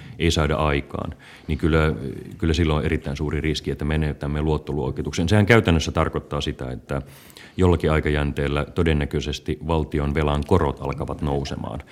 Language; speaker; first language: Finnish; native; Finnish